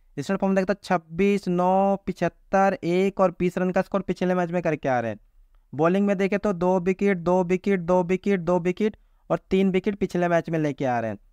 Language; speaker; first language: Hindi; native; Hindi